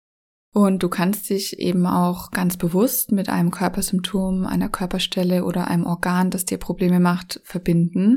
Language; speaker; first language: German; native; German